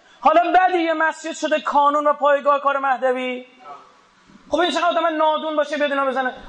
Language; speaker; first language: Persian; native; Persian